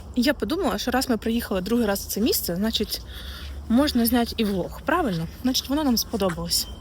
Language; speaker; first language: Ukrainian; native; Ukrainian